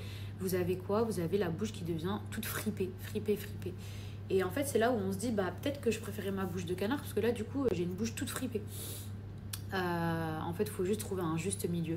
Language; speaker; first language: French; native; French